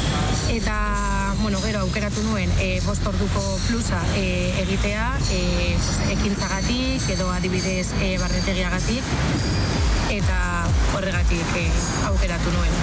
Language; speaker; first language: Basque; non-native, local second language; Spanish